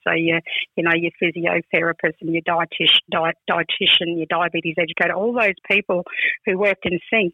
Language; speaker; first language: English; native; English